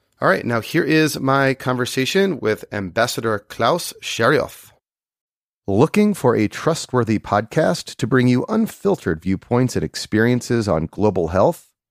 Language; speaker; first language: English; native; English